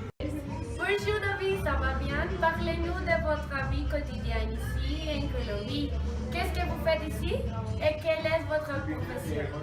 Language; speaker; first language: French; non-native, learner; Spanish